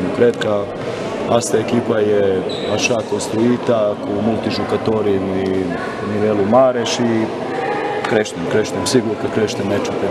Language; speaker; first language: Romanian; non-native, learner; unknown